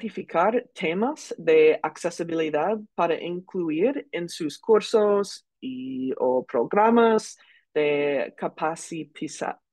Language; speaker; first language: Spanish; non-native, learner; English